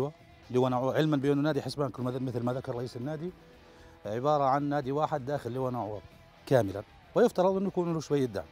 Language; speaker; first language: Arabic; native; Arabic